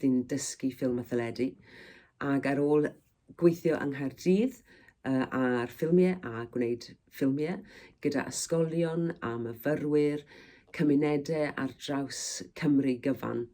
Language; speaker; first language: Welsh; native; Welsh